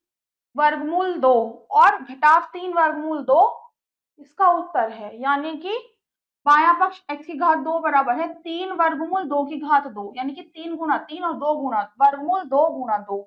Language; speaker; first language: Hindi; native; Hindi